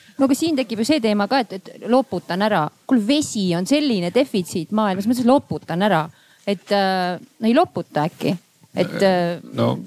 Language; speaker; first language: Estonian; native; Estonian